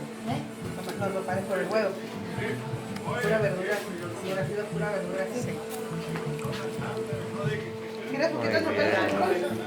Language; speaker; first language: Spanish; native; Spanish